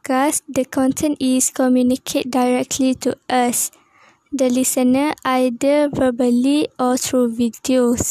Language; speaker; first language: English; non-native, local second language; Malay